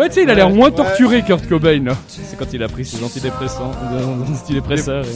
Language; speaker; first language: French; native; French